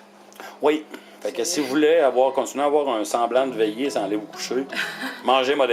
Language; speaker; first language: French; native; French